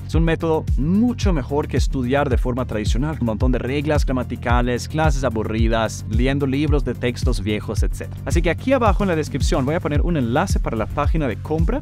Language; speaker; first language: Spanish; native; Spanish